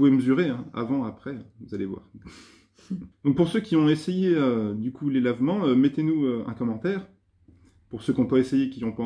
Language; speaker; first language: French; native; French